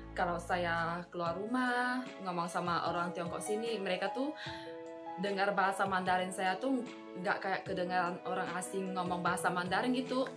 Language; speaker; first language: Indonesian; native; Indonesian